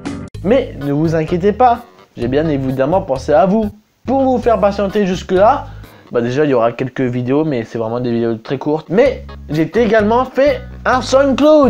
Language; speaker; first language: French; native; French